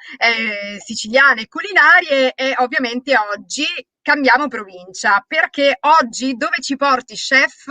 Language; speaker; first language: Italian; native; Italian